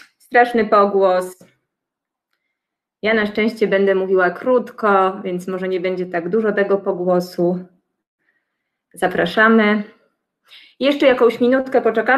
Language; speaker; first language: Polish; native; Polish